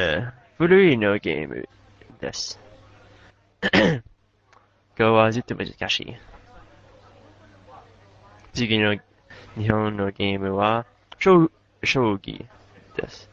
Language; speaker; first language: Japanese; non-native, learner; English